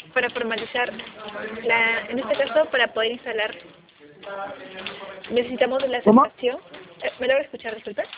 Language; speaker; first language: Spanish; native; Spanish